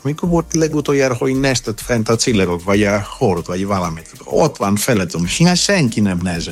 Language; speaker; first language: Hungarian; non-native, learner; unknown